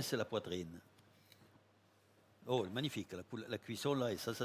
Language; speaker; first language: French; native; French